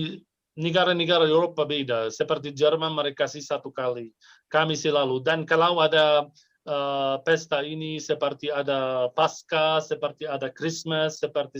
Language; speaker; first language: Indonesian; non-native, fluent; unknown